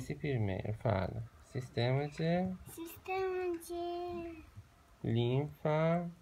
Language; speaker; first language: Portuguese; non-native, learner; Persian